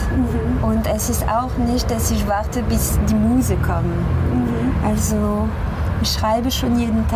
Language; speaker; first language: German; non-native, fluent; French